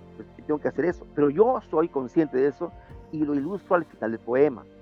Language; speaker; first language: Spanish; native; Spanish